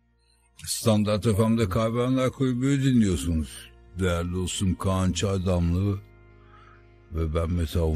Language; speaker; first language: Turkish; native; Turkish